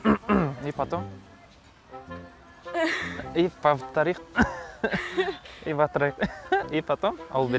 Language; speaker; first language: Russian; non-native, local second language; Kazakh